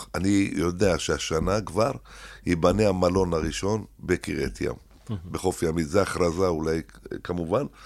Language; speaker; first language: Hebrew; early bilingual, other home language; Arabic